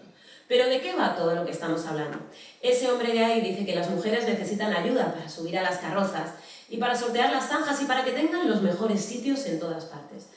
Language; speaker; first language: Spanish; native; Spanish